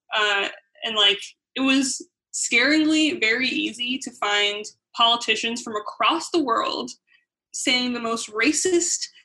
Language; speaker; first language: English; native; English